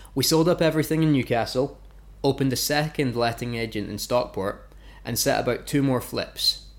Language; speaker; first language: English; native; English